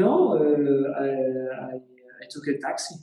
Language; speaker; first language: English; non-native, learner; Italian